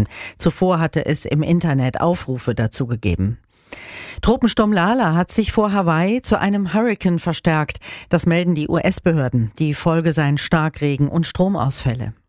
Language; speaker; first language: German; native; German